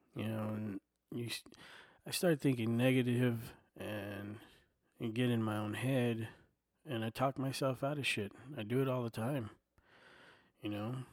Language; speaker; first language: English; native; English